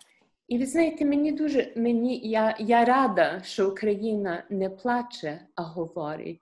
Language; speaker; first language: Ukrainian; early bilingual, heritage; Ukrainian